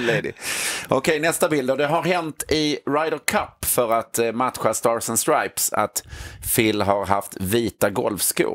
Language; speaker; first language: Swedish; native; Swedish